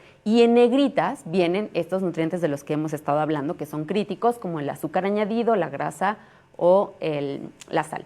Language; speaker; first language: Spanish; native; Spanish